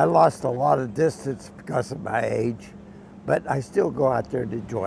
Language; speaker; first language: English; native; English